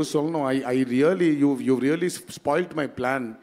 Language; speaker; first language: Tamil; non-native, learner; Telugu